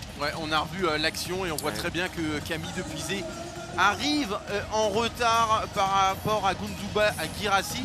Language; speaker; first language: French; native; French